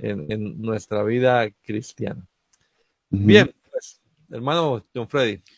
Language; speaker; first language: Spanish; native; Spanish